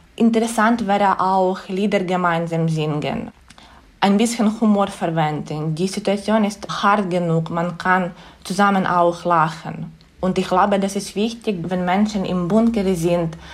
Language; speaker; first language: German; non-native, fluent; Ukrainian